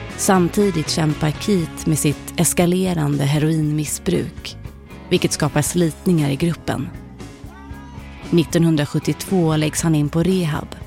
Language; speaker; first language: Swedish; native; Swedish